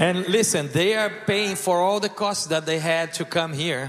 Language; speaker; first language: English; non-native, fluent; Portuguese